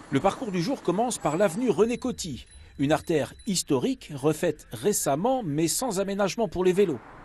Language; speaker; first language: French; native; French